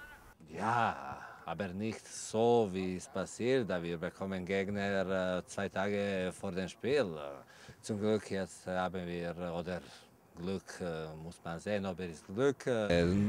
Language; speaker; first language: German; non-native, fluent; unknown